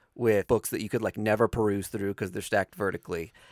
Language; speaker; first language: English; early bilingual, other home language; Italian